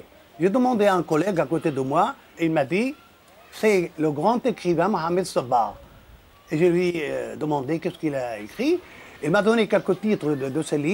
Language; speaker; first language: French; non-native, local second language; Arabic